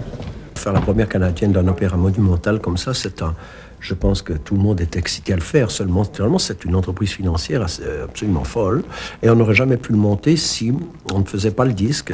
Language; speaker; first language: French; native; French